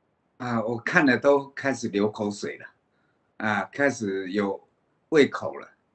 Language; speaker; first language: Chinese; native; Chinese